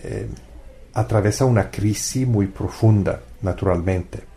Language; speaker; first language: Spanish; non-native, fluent; Italian